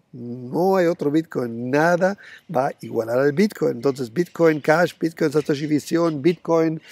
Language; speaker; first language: Spanish; non-native, fluent; German